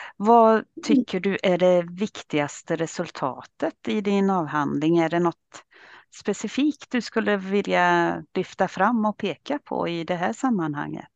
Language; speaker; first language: Swedish; early bilingual, other home language; Finnish